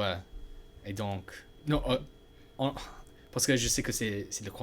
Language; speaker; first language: French; non-native, learner; English